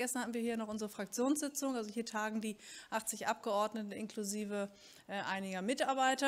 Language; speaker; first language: German; native; German